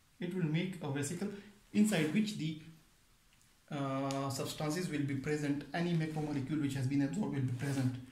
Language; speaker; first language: English; non-native, local second language; Pashto